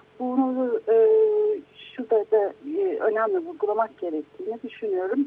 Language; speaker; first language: Turkish; native; Turkish